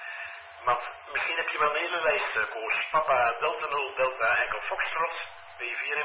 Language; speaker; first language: Dutch; native; Dutch